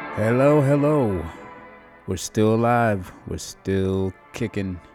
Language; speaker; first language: English; early bilingual, other home language; Spanish